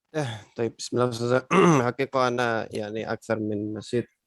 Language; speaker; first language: Arabic; non-native, learner; Indonesian